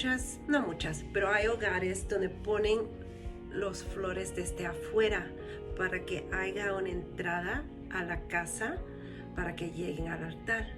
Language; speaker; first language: Spanish; early bilingual, heritage; Spanish